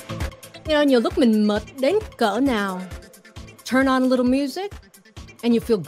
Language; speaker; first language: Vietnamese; early bilingual, heritage; Vietnamese